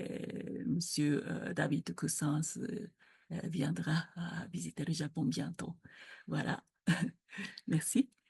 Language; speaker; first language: French; non-native, fluent; Japanese